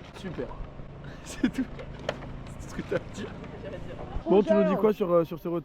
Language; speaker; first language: French; native; French